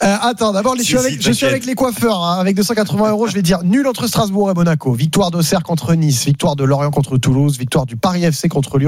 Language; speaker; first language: French; native; French